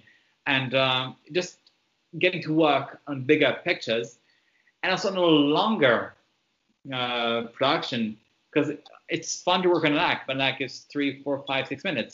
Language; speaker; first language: English; non-native, fluent; French